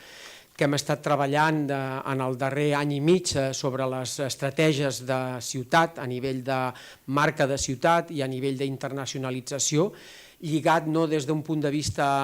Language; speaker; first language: Catalan; native; Catalan